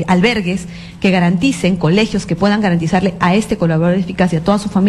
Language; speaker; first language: Spanish; native; Spanish